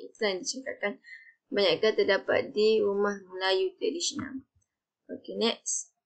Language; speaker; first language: Malay; native; Malay